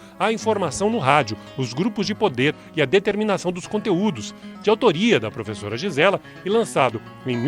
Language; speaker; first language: Portuguese; native; Portuguese